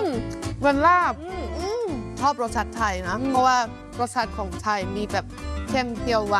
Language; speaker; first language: Thai; non-native, fluent; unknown